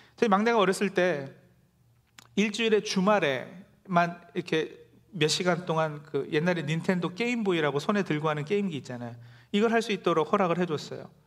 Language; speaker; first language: Korean; native; Korean